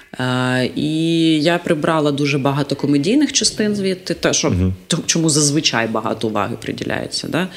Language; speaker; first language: Ukrainian; non-native, local second language; Russian